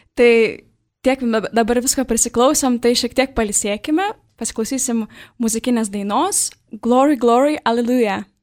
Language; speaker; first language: Lithuanian; native; Lithuanian